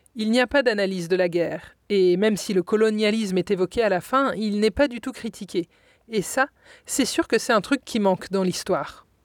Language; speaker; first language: French; native; French